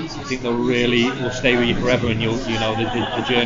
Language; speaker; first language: English; native; English